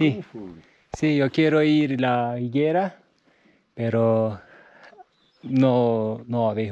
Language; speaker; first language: Spanish; non-native, learner; Turkish